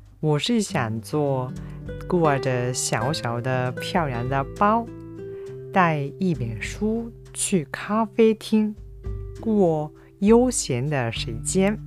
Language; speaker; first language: Chinese; non-native, fluent; Japanese